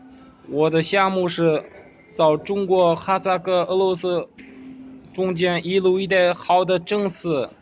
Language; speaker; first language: Chinese; non-native, local second language; Kazakh